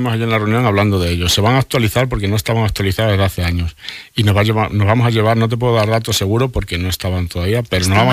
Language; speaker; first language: Spanish; native; Spanish